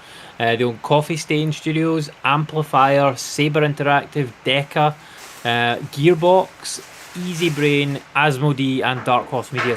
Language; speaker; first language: English; native; English